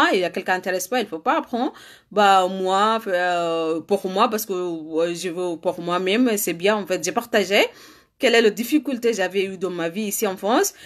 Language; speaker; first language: French; non-native, learner; Arabic